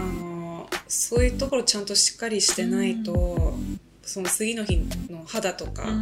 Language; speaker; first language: Japanese; non-native, fluent; English